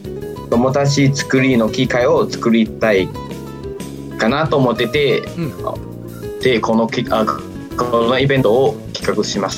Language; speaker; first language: Japanese; non-native, fluent; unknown